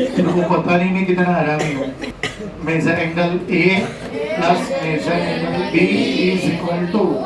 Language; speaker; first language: Hindi; non-native, local second language; Gujarati